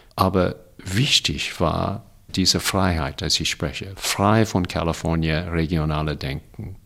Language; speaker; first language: German; non-native, fluent; English